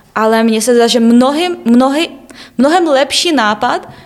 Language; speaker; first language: Czech; non-native, fluent; Ukrainian